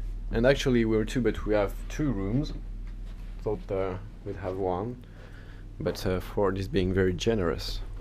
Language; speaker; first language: English; non-native, fluent; French